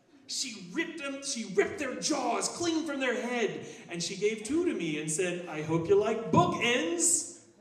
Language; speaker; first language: English; native; English